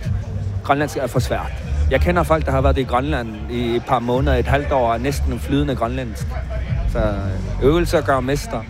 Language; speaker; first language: Danish; non-native, local second language; Kalaallisut